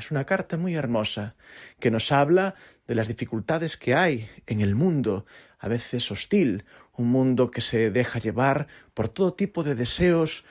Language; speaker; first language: Spanish; native; Spanish